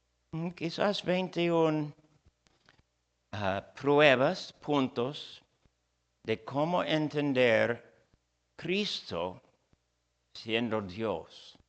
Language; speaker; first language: Spanish; non-native, fluent; English